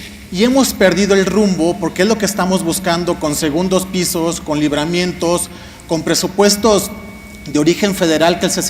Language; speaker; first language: Spanish; native; Spanish